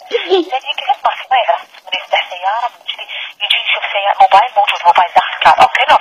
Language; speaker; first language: Arabic; non-native, learner; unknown